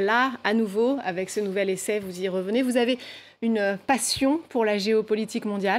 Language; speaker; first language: French; native; French